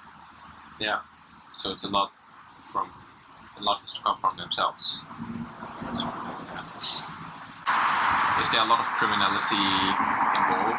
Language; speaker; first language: English; non-native, fluent; German